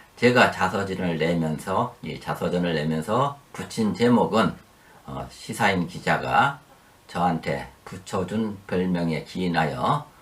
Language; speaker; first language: Korean; native; Korean